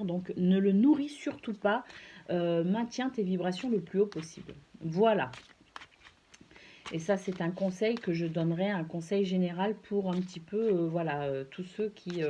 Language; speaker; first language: French; native; French